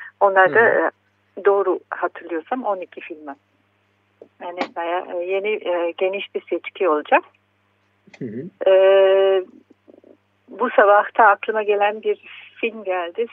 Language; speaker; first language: Turkish; non-native, fluent; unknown